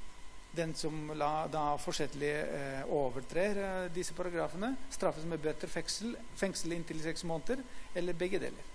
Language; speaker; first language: Norwegian; non-native, fluent; Greek